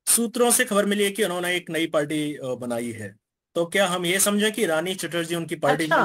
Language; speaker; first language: Hindi; native; Hindi